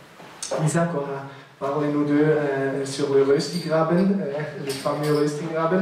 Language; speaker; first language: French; non-native, local second language; German